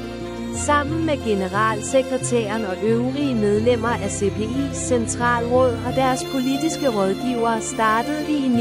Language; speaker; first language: Danish; non-native, fluent; Persian